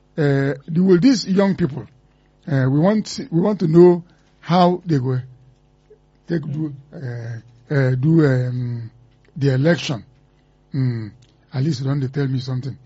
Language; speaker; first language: Nigerian Pidgin; non-native, local second language; Igbo